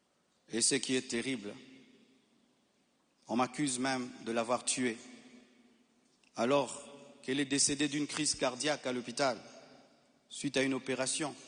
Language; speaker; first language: French; non-native, local second language; Lingala